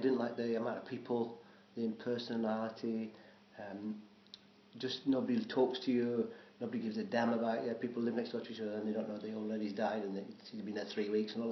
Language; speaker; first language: English; native; English